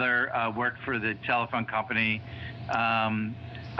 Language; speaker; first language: English; native; English